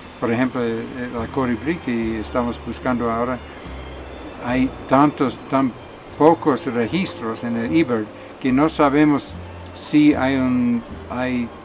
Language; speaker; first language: Spanish; non-native, learner; English